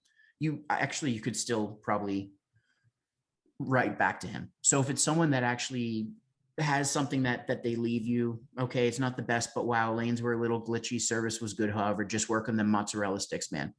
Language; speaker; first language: English; native; English